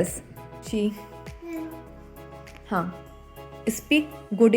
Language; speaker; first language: English; non-native, local second language; Hindi